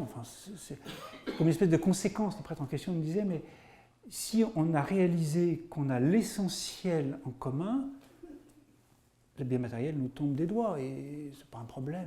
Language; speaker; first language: French; native; French